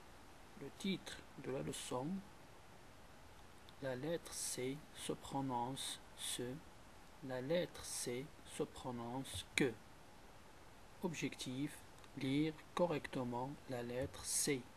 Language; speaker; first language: French; non-native, local second language; Arabic